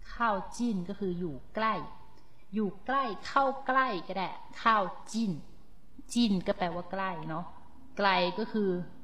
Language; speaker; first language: Thai; native; Thai